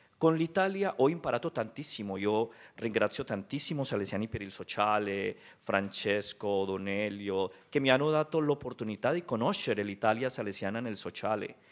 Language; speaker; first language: Italian; non-native, fluent; Spanish